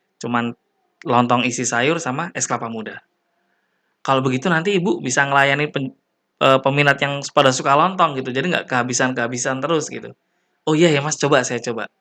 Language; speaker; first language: Indonesian; native; Indonesian